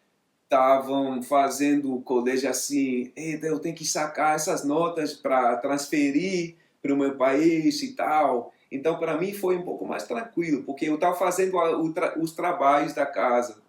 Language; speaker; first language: Portuguese; non-native, fluent; English